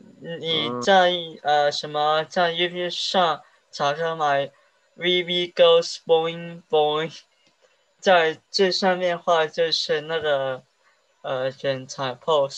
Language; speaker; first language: Chinese; early bilingual, heritage; Chinese